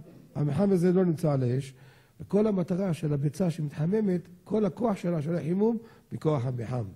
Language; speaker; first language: Hebrew; native; Hebrew